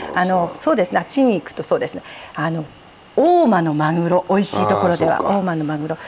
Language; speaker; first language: Japanese; native; Japanese